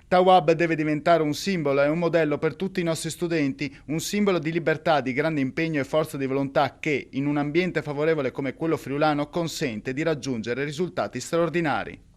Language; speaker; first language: Italian; native; Italian